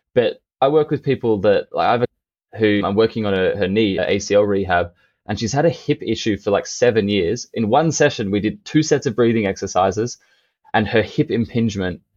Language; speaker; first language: English; native; English